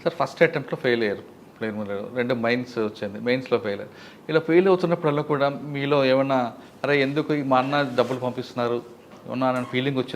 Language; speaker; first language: Telugu; native; Telugu